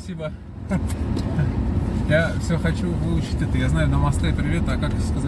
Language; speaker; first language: Russian; native; Russian